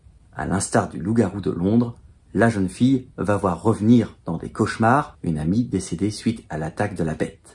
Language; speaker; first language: French; native; French